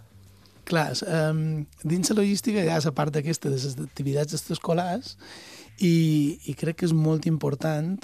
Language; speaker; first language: Catalan; native; Catalan